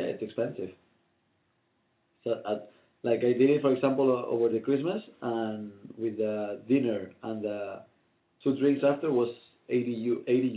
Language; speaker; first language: English; non-native, fluent; Spanish